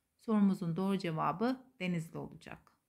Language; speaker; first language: Turkish; native; Turkish